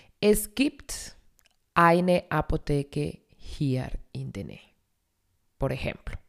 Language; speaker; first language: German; non-native, fluent; Spanish